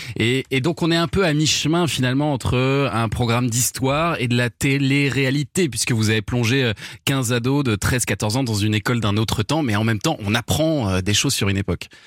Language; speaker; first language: French; native; French